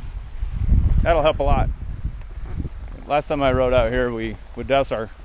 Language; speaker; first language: English; native; English